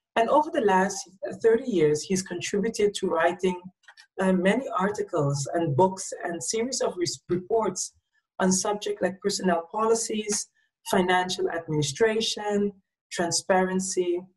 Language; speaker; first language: English; non-native, local second language; Papiamento